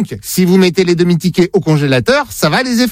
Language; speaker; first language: French; native; French